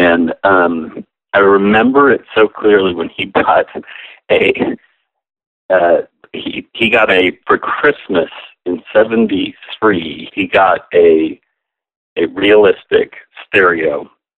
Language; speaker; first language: English; native; English